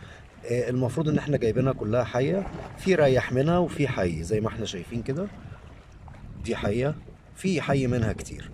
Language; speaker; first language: Arabic; native; Arabic